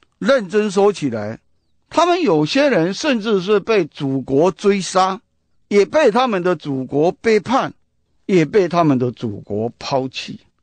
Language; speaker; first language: Chinese; non-native, local second language; Min Nan Chinese